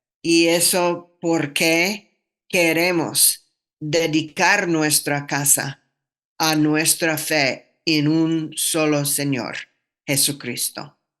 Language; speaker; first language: Spanish; non-native, fluent; English